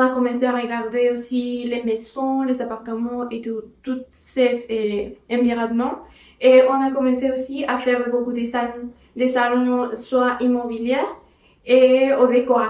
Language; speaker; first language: French; non-native, learner; Spanish